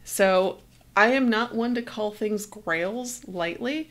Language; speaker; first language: English; native; English